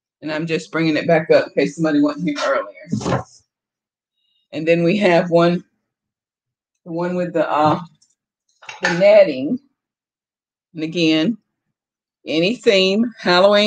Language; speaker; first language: English; native; English